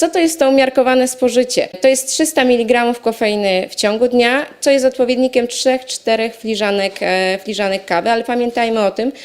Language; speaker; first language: Polish; native; Polish